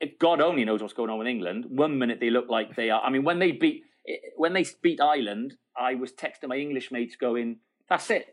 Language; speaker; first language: English; native; English